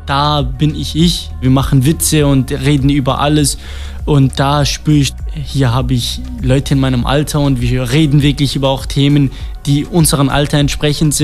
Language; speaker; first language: German; non-native, fluent; Kurdish